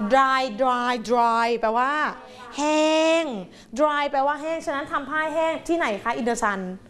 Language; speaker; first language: Thai; native; Thai